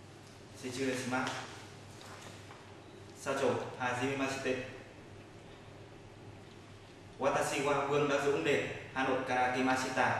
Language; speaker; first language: Japanese; non-native, learner; Vietnamese